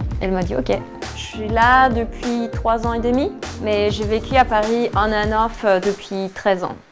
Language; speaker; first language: French; non-native, fluent; Danish